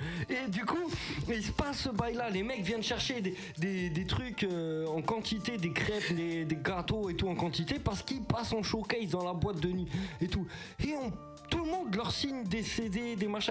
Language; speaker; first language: French; native; French